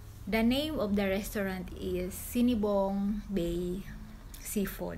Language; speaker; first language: English; non-native, local second language; Filipino